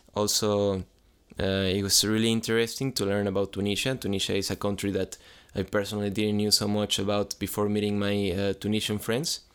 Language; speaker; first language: English; non-native, fluent; Spanish